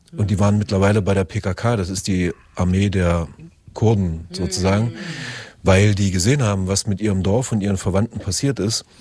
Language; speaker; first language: German; native; German